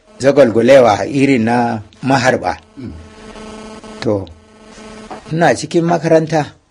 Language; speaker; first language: Hausa; non-native, local second language; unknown